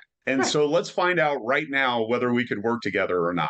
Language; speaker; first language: English; native; English